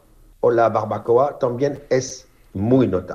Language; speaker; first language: Spanish; non-native, fluent; French